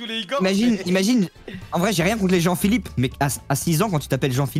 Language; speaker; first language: French; native; French